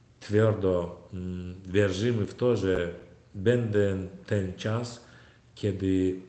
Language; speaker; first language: Polish; non-native, fluent; Turkmen